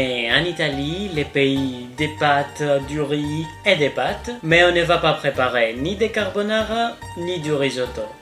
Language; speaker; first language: French; non-native, fluent; Greek